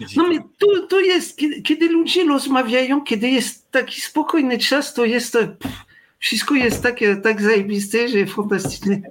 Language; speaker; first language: Polish; non-native, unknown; French